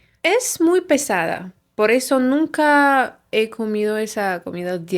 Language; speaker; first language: Spanish; non-native, fluent; Russian